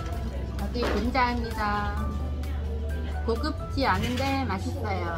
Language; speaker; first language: Korean; non-native, learner; Vietnamese